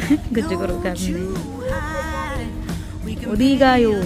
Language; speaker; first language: Korean; non-native, learner; Filipino